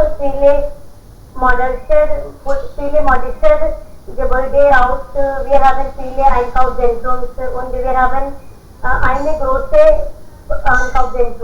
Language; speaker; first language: German; non-native, learner; Hindi